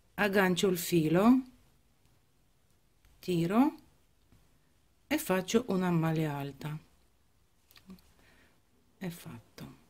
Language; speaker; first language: Italian; non-native, fluent; Ukrainian